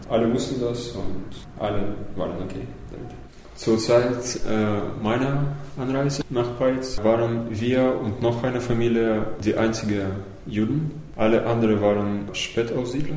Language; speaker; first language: German; early bilingual, other home language; Russian